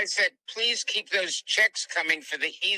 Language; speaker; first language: English; native; English